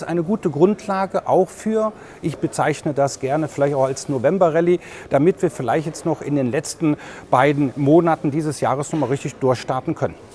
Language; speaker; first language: German; native; German